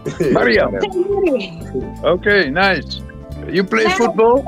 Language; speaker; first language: English; non-native, fluent; Dutch